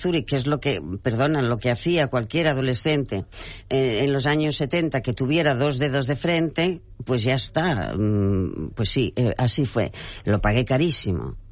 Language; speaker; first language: Catalan; non-native, local second language; Spanish